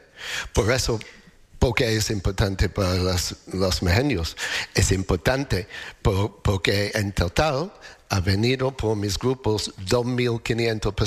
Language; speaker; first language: Spanish; non-native, learner; English